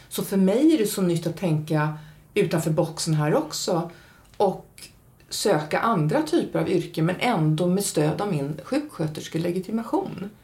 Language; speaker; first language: Swedish; early bilingual, heritage; Swedish